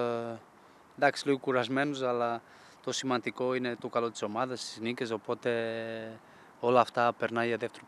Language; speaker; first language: Greek; non-native, fluent; Portuguese